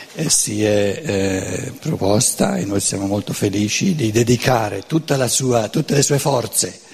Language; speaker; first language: Italian; non-native, local second language; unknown